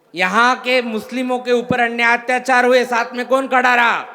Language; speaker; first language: Hindi; non-native, local second language; Marathi